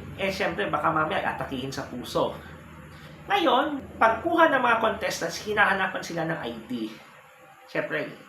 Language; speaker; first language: Filipino; native; Filipino